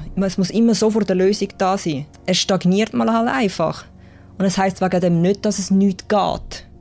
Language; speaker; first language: German; native; German